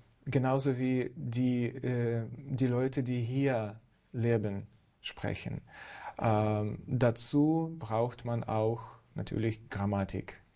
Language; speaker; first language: German; non-native, fluent; Ukrainian